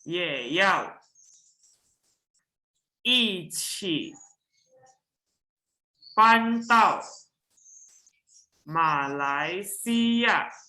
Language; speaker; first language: Chinese; non-native, local second language; Indonesian